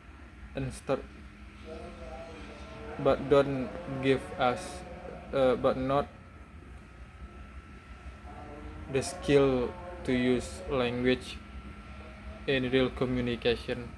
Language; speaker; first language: English; non-native, learner; Indonesian